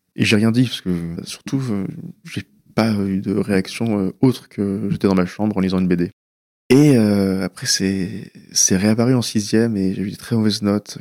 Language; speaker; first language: French; early bilingual, other home language; Persian